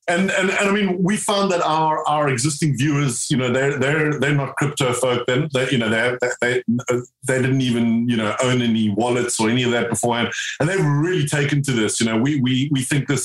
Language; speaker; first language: English; native; English